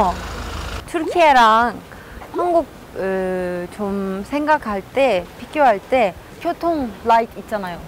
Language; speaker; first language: Korean; non-native, learner; Turkish